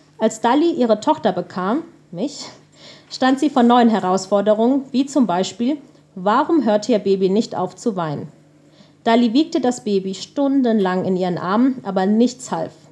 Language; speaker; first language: German; early bilingual, other home language; Punjabi